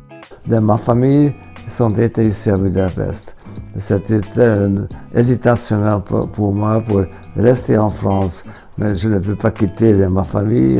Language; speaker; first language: French; non-native, fluent; Hungarian